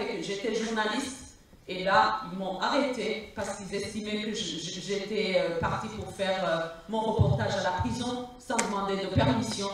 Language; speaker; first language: French; non-native, local second language; Rundi